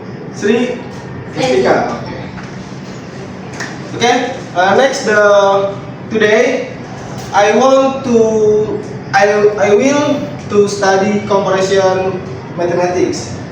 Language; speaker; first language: English; non-native, learner; Indonesian